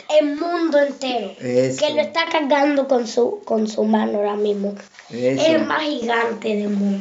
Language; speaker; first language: Spanish; early bilingual, other home language; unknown